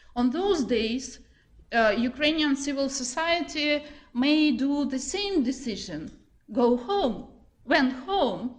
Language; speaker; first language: English; non-native, fluent; Ukrainian